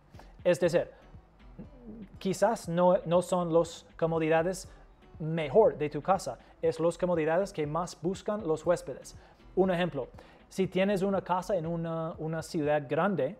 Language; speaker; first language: Spanish; non-native, fluent; English